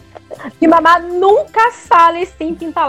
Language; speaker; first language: Spanish; non-native, learner; Portuguese